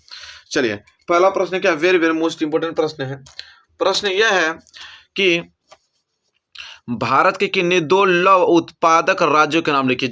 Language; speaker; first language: Hindi; native; Hindi